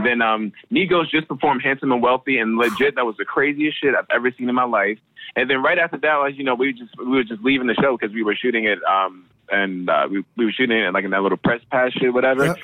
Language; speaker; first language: English; native; English